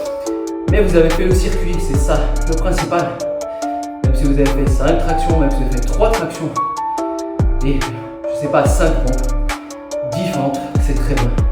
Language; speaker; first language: French; native; French